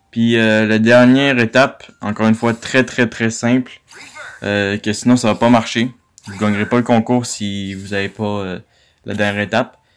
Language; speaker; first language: French; native; French